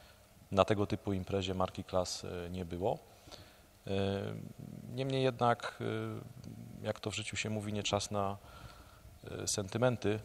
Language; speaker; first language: Polish; native; Polish